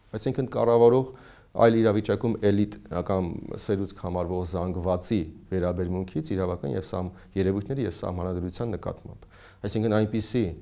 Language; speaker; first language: Armenian; native; Armenian